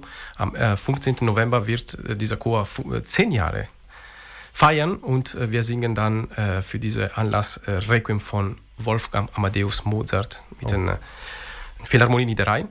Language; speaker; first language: German; non-native, fluent; Italian